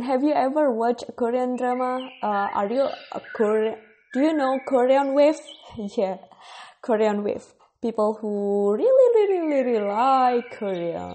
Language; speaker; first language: English; non-native, fluent; Indonesian